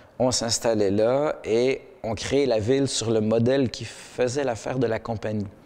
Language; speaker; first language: French; early bilingual, other home language; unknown